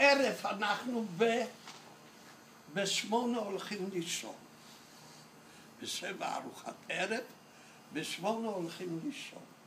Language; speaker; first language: Hebrew; non-native, fluent; Yiddish